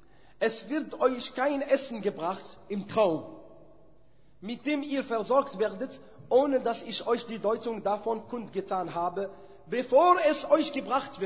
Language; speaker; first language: German; non-native, fluent; Arabic